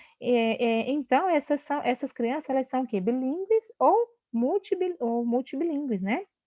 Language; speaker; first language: Portuguese; native; Portuguese